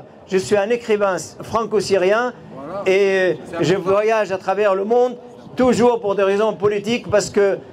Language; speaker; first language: French; non-native, fluent; Arabic